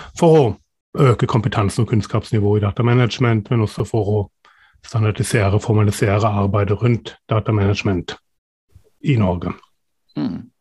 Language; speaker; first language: Norwegian; non-native, fluent; German